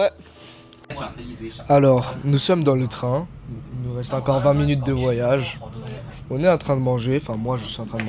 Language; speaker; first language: French; native; French